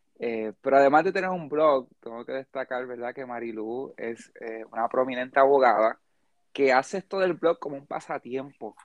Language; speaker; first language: Spanish; early bilingual, heritage; Spanish